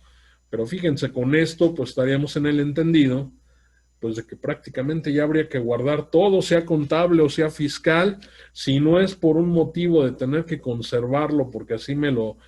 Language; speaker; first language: Spanish; native; Spanish